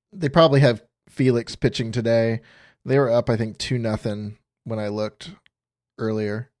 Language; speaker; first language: English; native; English